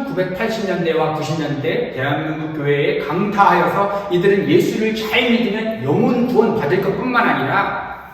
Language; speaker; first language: Korean; native; Korean